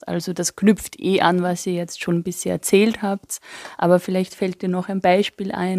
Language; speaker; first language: German; native; German